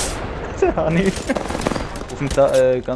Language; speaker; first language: German; native; German